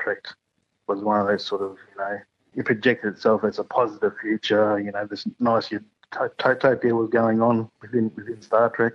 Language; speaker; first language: English; native; English